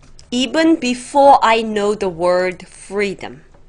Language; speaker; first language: English; non-native, fluent; Korean